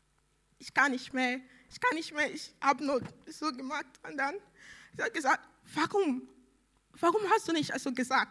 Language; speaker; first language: German; non-native, learner; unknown